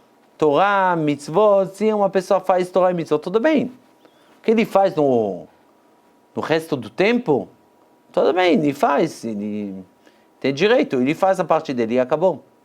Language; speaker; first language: Portuguese; non-native, fluent; Hebrew